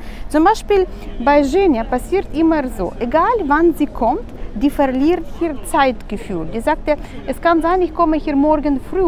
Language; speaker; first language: German; non-native, learner; Russian